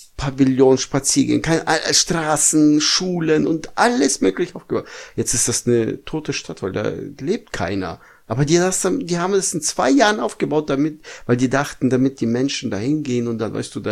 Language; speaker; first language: German; non-native, fluent; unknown